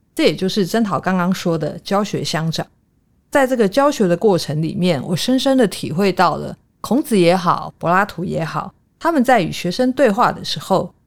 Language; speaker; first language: Chinese; native; Chinese